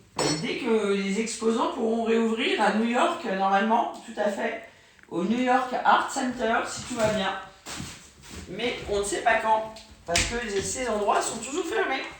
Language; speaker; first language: French; native; French